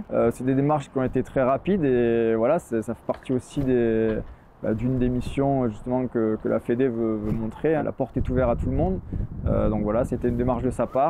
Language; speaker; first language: French; native; French